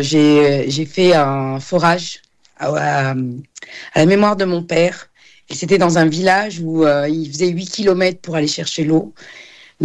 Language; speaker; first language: French; non-native, local second language; Arabic